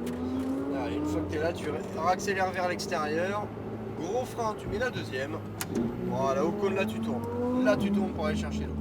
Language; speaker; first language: French; native; French